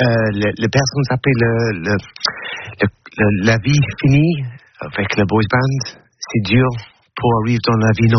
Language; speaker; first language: French; non-native, learner; English